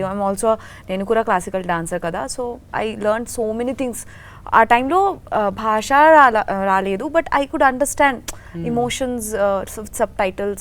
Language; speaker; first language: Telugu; non-native, learner; Bangla